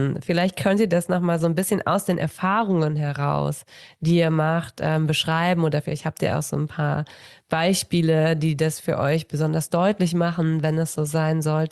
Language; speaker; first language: German; native; German